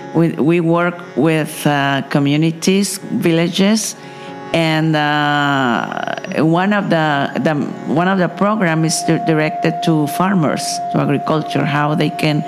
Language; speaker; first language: English; non-native, fluent; Spanish